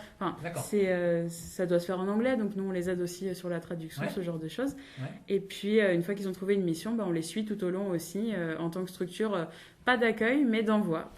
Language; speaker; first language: French; native; French